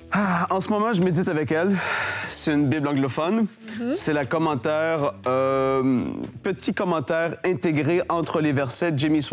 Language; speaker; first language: French; native; French